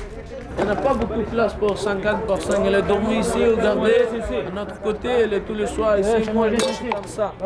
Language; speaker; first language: French; non-native, learner; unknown